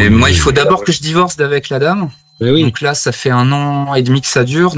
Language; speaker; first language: French; native; French